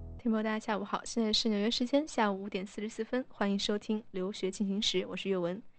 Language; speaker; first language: Chinese; native; Chinese